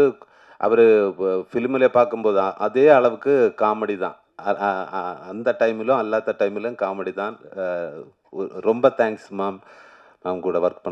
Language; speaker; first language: Tamil; non-native, learner; Malayalam